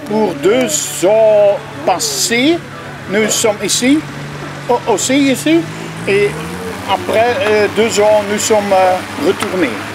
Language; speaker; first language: French; non-native, local second language; Dutch